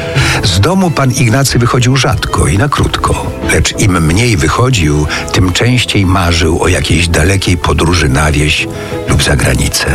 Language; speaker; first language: Polish; native; Polish